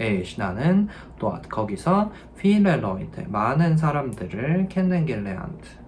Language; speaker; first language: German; non-native, fluent; Korean